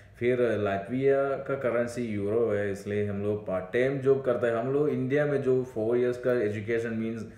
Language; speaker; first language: Hindi; non-native, local second language; Malayalam